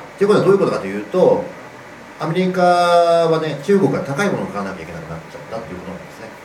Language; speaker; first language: Japanese; native; Japanese